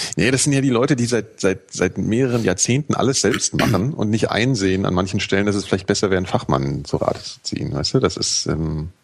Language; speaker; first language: German; native; German